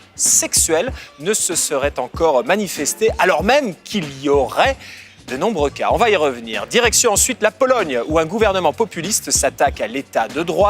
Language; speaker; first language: French; native; French